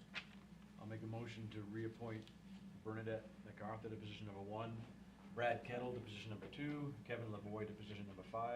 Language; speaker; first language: English; native; English